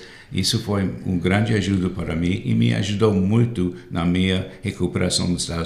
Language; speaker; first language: Portuguese; non-native, fluent; English